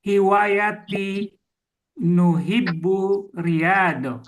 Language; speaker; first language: Arabic; non-native, learner; Indonesian